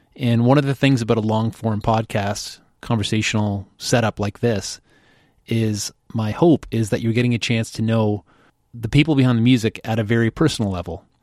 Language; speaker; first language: English; native; English